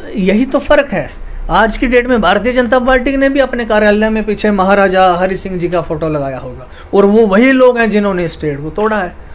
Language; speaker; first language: Hindi; native; Hindi